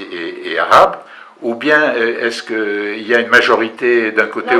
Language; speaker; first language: French; native; French